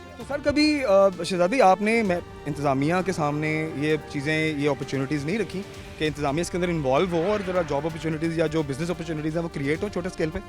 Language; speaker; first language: Urdu; non-native, local second language; Punjabi